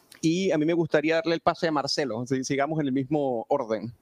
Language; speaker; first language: Spanish; native; Spanish